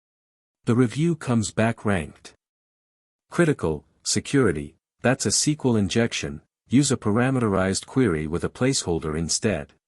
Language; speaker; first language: English; native; English